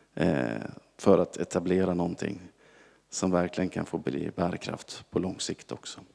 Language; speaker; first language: Swedish; native; Swedish